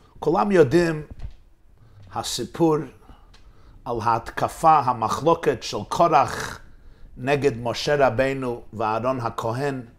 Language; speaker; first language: Hebrew; non-native, fluent; English